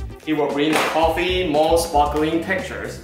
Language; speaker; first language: English; non-native, learner; Chinese